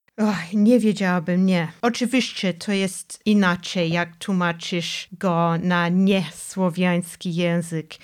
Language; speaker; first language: Polish; non-native, fluent; English